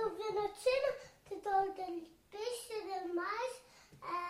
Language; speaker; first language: Italian; early bilingual, heritage; Italian